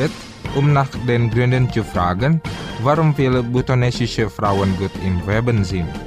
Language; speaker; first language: German; non-native, fluent; Indonesian